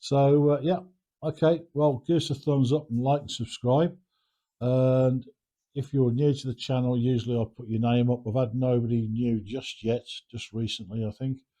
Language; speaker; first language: English; native; English